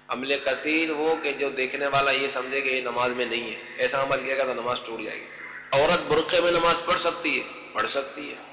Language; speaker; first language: Urdu; native; Urdu